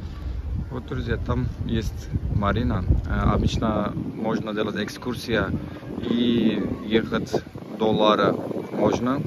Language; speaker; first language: Russian; non-native, learner; Turkish